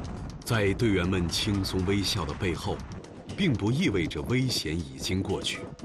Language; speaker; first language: Chinese; native; Chinese